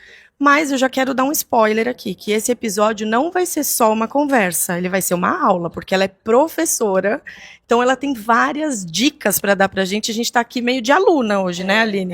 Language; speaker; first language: Portuguese; native; Portuguese